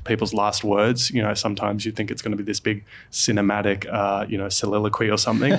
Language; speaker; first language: English; native; English